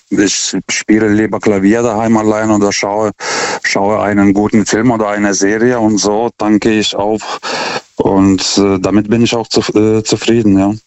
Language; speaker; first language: German; non-native, fluent; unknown